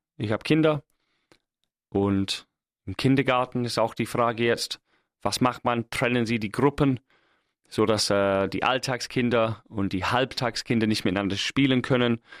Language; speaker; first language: German; non-native, fluent; English